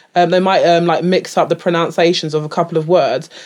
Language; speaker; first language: English; native; English